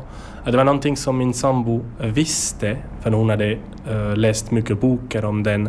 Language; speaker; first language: Swedish; non-native, learner; French